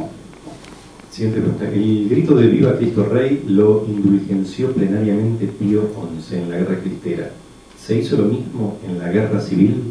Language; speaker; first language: Spanish; native; Spanish